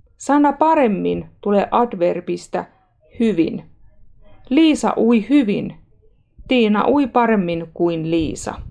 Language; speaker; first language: Finnish; non-native, fluent; Russian